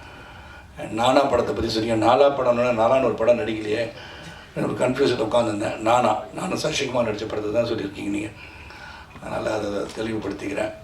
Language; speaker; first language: Tamil; native; Tamil